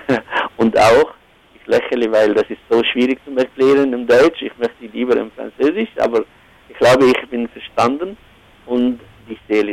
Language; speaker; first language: German; non-native, fluent; Arabic